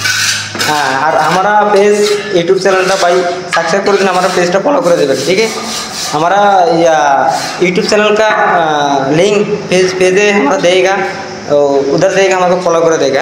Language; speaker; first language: Hindi; non-native, learner; Bangla